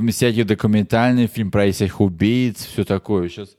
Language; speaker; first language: Russian; native; Russian